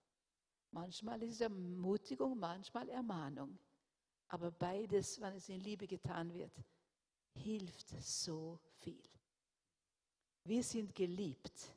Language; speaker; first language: German; non-native, fluent; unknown